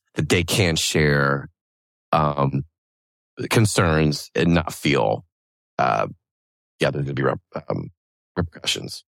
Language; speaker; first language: English; native; English